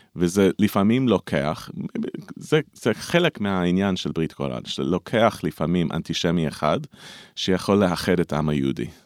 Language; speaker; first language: Hebrew; non-native, fluent; English